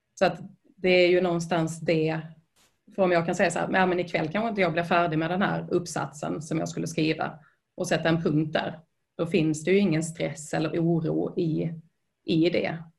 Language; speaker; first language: Swedish; native; Swedish